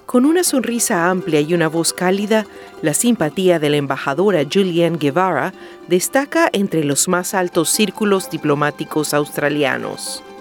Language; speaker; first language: Spanish; native; Spanish